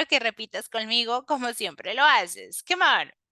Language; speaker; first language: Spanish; native; Spanish